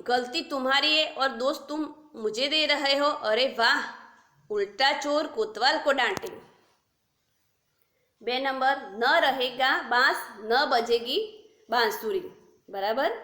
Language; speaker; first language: Hindi; non-native, local second language; Gujarati